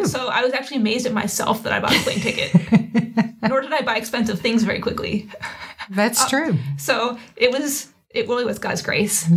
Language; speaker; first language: English; native; English